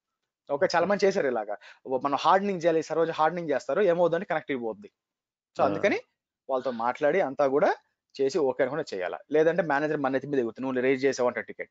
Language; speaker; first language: Telugu; native; Telugu